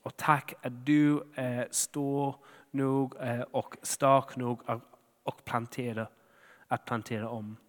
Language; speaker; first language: Swedish; non-native, fluent; English